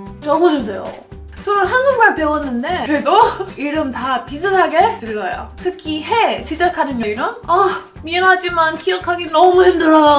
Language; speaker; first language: Korean; non-native, fluent; English